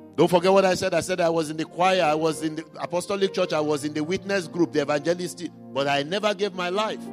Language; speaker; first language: English; non-native, local second language; Igbo